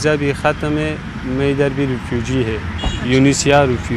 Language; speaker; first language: Hindi; non-native, learner; Persian